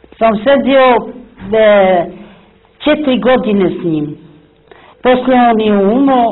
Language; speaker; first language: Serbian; non-native, local second language; Romany